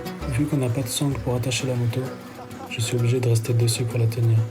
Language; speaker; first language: French; native; French